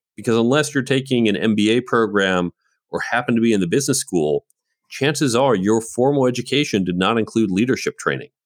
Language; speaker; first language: English; native; English